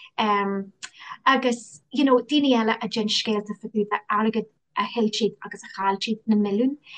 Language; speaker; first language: Irish; non-native, local second language; English